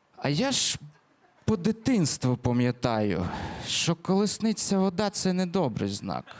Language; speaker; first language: Ukrainian; non-native, local second language; Russian